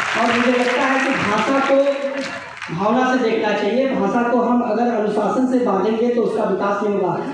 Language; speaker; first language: Hindi; native; Hindi